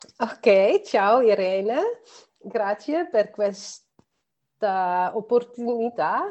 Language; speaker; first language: Italian; non-native, learner; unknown